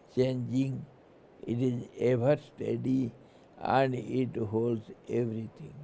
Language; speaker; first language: English; non-native, local second language; Hindi